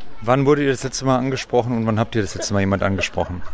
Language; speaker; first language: German; native; German